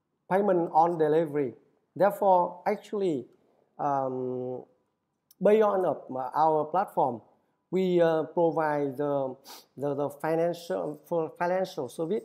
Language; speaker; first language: English; non-native, fluent; Vietnamese